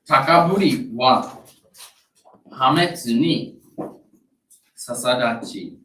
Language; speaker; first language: Japanese; non-native, learner; English